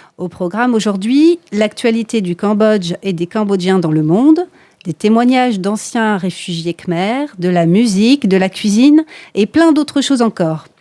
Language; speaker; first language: French; native; French